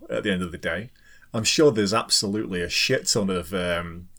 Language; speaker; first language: English; native; English